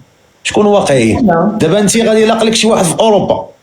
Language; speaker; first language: Arabic; native; Arabic